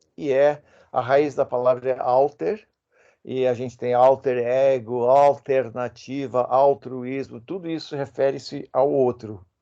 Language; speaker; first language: Portuguese; non-native, fluent; English